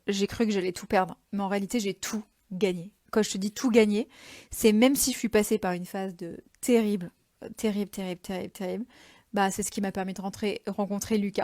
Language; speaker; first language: French; native; French